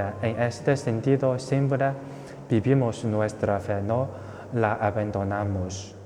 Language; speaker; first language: Spanish; non-native, fluent; Chinese